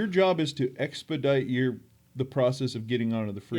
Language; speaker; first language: English; native; English